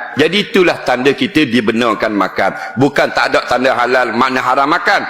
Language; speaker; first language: Malay; native; Malay